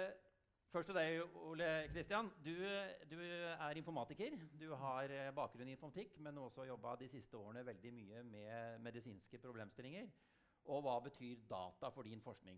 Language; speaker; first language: Norwegian; native; Norwegian